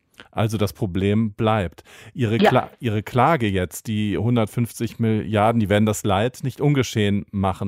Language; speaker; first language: German; native; German